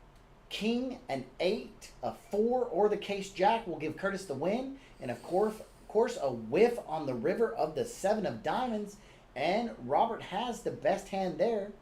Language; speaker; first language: English; native; English